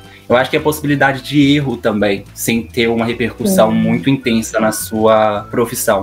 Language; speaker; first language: Portuguese; native; Portuguese